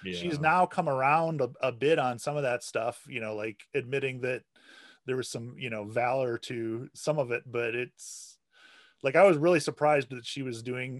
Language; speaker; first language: English; native; English